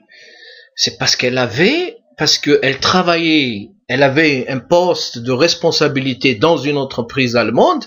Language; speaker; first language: French; non-native, local second language; Arabic